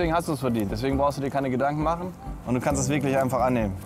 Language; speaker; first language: German; native; German